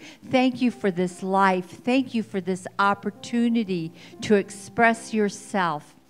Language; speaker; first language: English; native; English